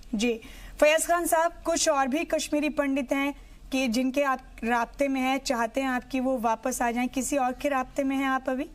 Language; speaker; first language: Hindi; native; Hindi